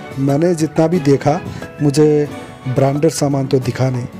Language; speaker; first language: Hindi; native; Hindi